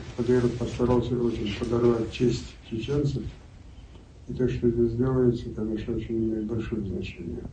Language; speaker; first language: Russian; non-native, local second language; Chechen